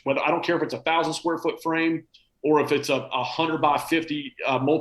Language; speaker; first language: English; native; English